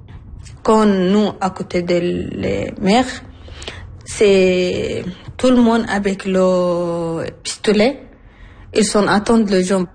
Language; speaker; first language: French; non-native, learner; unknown